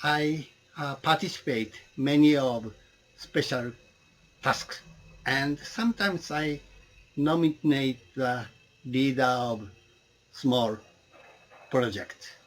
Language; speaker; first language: English; non-native, learner; Japanese